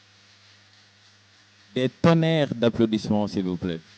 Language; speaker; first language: French; non-native, local second language; Wolof